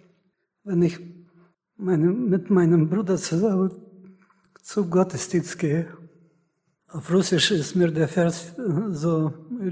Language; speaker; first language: German; non-native, fluent; Russian